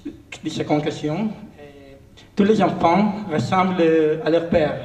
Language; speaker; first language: French; non-native, learner; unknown